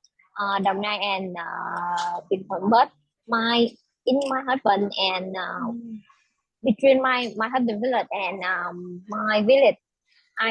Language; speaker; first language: English; non-native, learner; Vietnamese